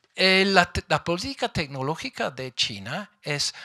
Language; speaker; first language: Spanish; non-native, fluent; English